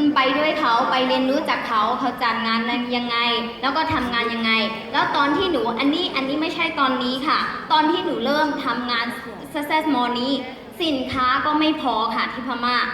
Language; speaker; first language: Thai; non-native, fluent; Burmese